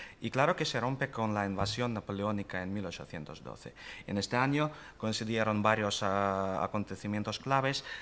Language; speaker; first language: Spanish; non-native, fluent; Russian